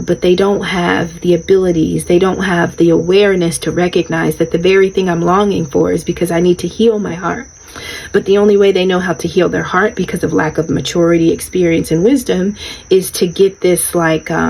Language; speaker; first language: English; native; English